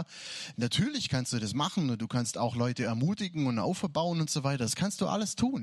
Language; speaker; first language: German; native; German